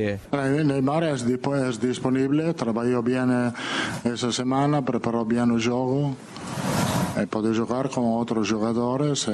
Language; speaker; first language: Portuguese; non-native, fluent; Italian